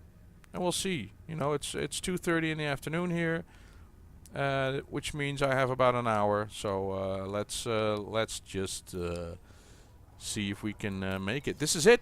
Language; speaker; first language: English; native; English